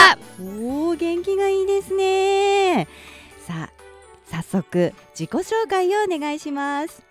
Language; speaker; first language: Japanese; native; Japanese